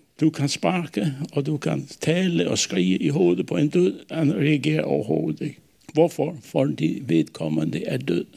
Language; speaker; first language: Danish; non-native, local second language; Faroese